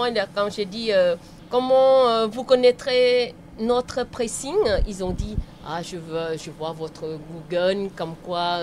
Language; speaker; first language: French; non-native, learner; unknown